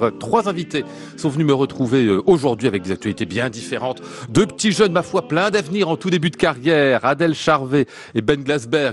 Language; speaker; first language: French; native; French